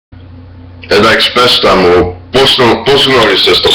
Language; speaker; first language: Greek; early bilingual, heritage; English